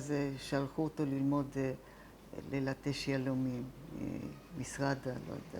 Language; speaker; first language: Hebrew; non-native, fluent; Italian